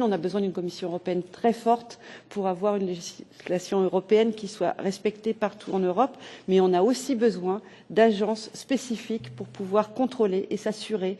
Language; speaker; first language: French; native; French